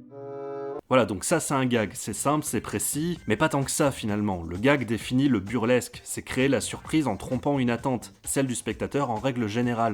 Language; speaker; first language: French; native; French